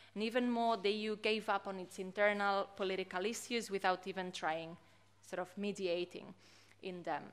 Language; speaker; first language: English; non-native, fluent; Catalan